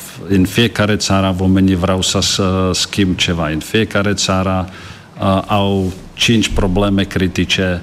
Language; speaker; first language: Romanian; non-native, learner; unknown